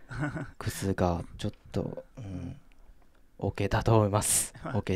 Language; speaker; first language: Japanese; non-native, fluent; Chinese